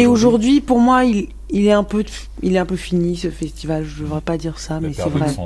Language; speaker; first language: French; non-native, local second language; Arabic